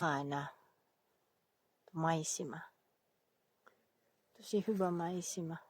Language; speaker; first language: Finnish; non-native, learner; Filipino